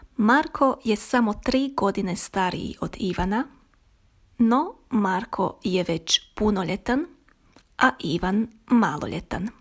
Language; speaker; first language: Croatian; native; Croatian